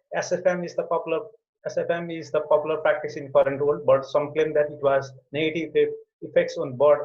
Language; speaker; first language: English; non-native, local second language; Nepali